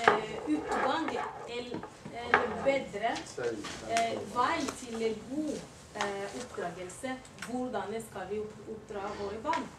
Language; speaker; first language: Norwegian; non-native, learner; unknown